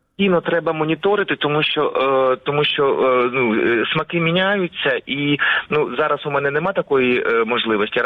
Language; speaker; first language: Ukrainian; non-native, local second language; Russian